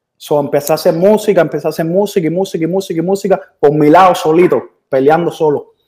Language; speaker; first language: Spanish; native; Spanish